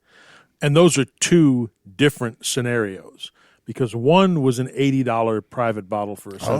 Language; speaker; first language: English; native; English